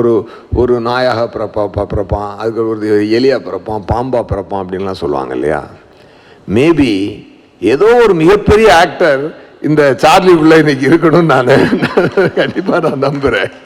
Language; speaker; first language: Tamil; native; Tamil